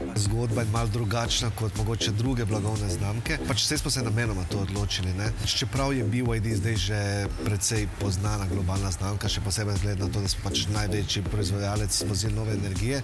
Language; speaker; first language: Slovenian; native; Slovenian